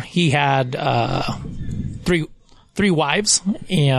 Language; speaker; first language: English; non-native, fluent; Spanish